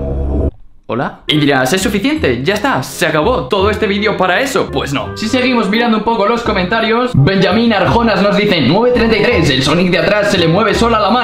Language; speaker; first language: Spanish; native; Spanish